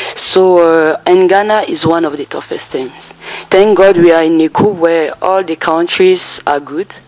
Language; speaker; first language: English; non-native, local second language; French